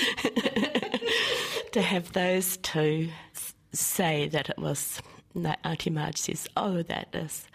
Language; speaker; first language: English; native; English